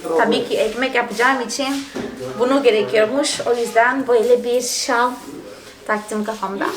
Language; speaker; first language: Turkish; non-native, fluent; Portuguese